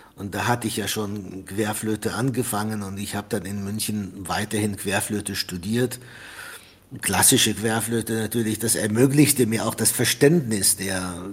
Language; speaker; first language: German; non-native, fluent; Arabic